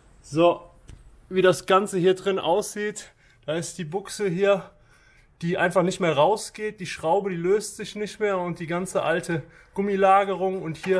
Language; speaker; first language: German; native; German